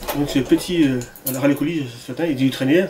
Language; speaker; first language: French; native; French